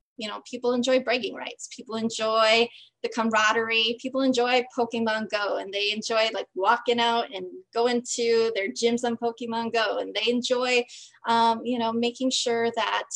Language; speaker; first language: English; native; English